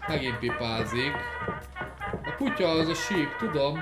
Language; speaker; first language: Hungarian; native; Hungarian